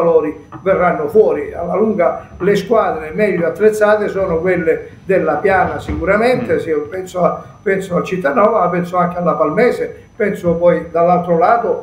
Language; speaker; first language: Italian; native; Italian